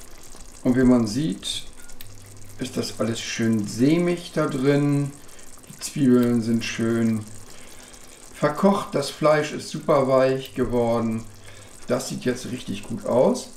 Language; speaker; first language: German; native; German